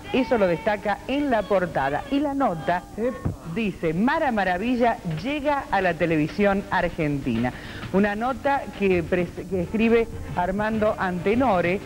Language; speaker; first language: Spanish; native; Spanish